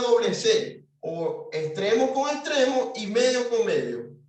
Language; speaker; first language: Spanish; native; Spanish